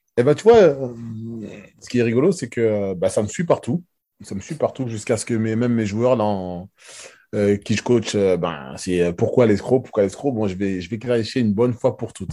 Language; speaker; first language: French; native; French